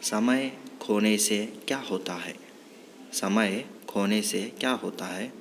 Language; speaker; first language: Hindi; non-native, local second language; Kannada